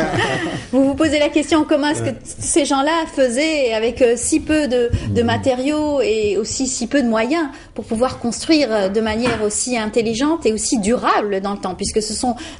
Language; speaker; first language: French; native; French